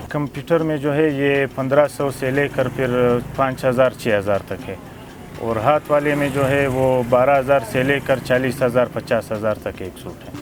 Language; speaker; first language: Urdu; non-native, local second language; Pashto